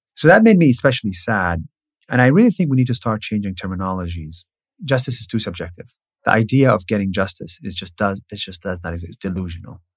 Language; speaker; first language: English; non-native, fluent; Hebrew